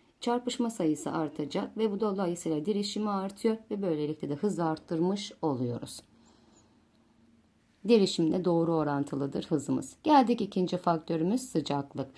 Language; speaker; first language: Turkish; native; Turkish